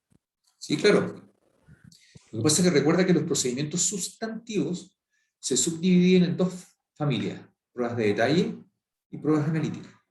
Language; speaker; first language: Spanish; native; Spanish